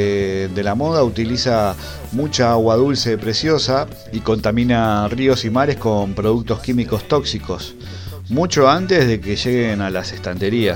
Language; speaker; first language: Spanish; native; Spanish